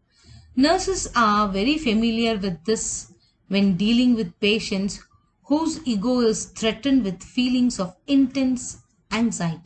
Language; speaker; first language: English; non-native, local second language; Kannada